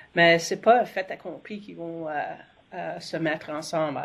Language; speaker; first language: French; non-native, fluent; English